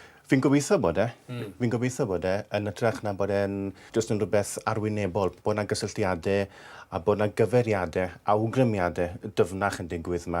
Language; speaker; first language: Welsh; native; Welsh